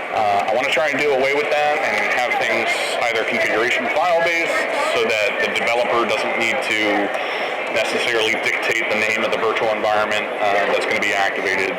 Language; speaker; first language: English; native; English